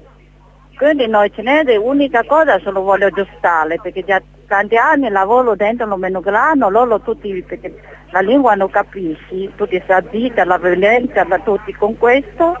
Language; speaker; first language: Italian; non-native, learner; Chinese